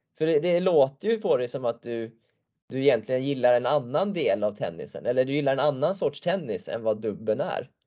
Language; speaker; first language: Swedish; native; Swedish